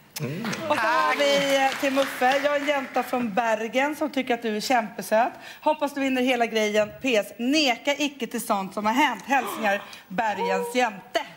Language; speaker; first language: Swedish; native; Swedish